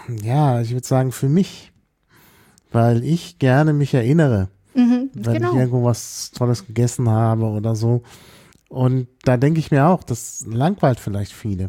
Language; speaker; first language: German; native; German